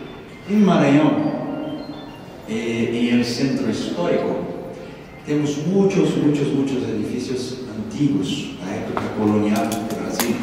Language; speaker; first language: Spanish; non-native, learner; Portuguese